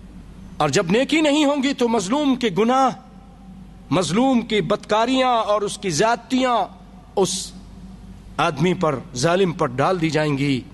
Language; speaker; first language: Urdu; native; Urdu